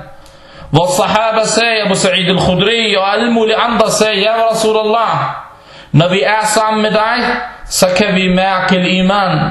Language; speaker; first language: Danish; non-native, fluent; Arabic